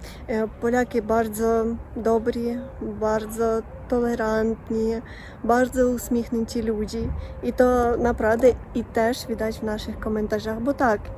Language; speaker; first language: Polish; non-native, learner; Russian